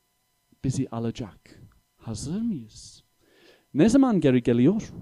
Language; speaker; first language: Turkish; non-native, fluent; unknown